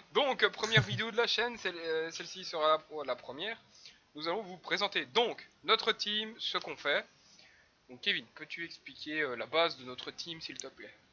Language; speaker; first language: French; native; French